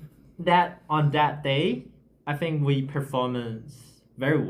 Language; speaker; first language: English; non-native, learner; Chinese